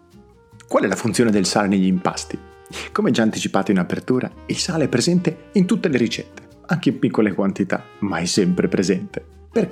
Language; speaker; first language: Italian; native; Italian